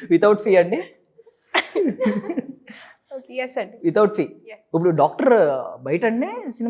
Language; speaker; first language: Telugu; native; Telugu